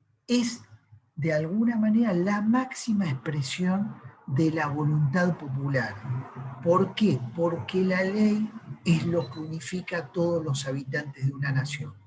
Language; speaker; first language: Spanish; native; Spanish